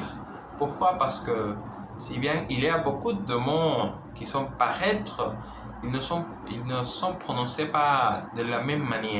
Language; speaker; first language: French; non-native, learner; Spanish